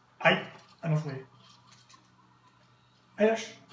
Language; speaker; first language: French; native; French